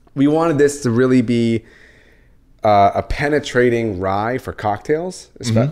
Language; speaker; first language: English; native; English